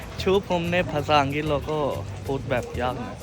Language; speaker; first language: Thai; non-native, learner; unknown